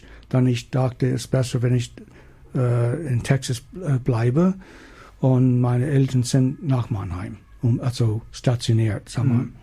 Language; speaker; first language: German; non-native, learner; English